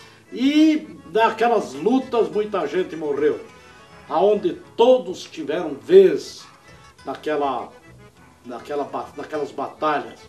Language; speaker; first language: Portuguese; native; Portuguese